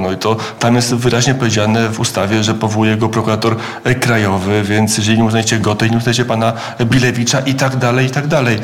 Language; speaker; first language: Polish; native; Polish